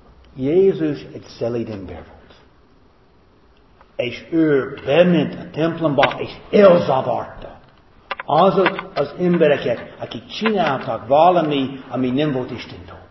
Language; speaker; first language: Hungarian; non-native, fluent; English